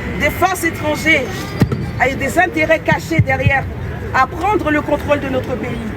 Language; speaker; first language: French; non-native, local second language; Haitian Creole